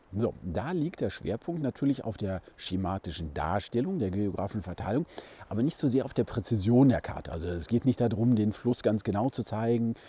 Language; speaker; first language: German; native; German